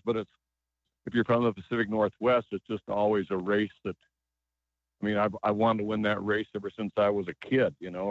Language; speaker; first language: English; native; English